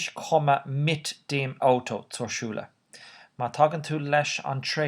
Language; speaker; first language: German; non-native, fluent; Irish